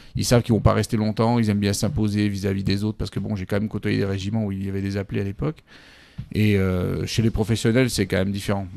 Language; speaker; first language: French; native; French